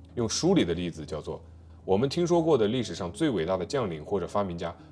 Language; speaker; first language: Chinese; native; Chinese